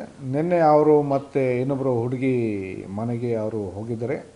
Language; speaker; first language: Kannada; non-native, fluent; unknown